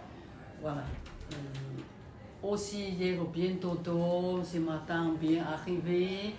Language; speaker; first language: French; non-native, learner; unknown